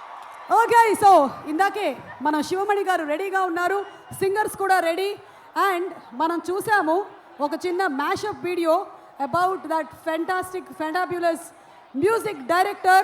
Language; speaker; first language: Telugu; native; Telugu